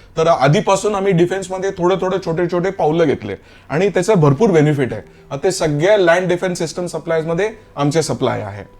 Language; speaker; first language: Marathi; non-native, local second language; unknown